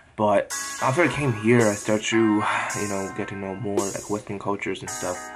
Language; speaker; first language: English; non-native, fluent; Chinese